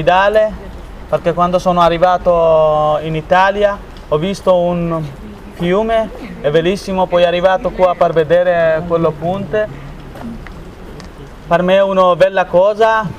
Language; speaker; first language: Italian; non-native, learner; Bangla